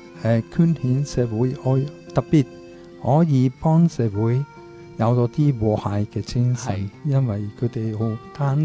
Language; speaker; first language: Cantonese; non-native, fluent; Italian